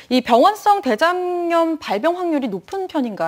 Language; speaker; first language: Korean; native; Korean